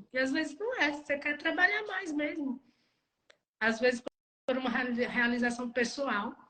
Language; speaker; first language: Portuguese; native; Portuguese